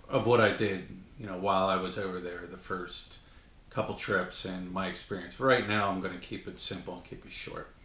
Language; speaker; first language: English; native; English